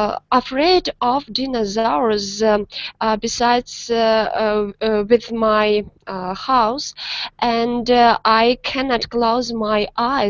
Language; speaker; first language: English; non-native, learner; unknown